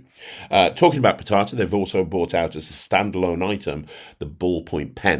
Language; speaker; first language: English; native; English